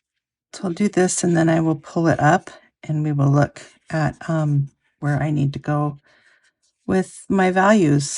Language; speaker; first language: English; native; English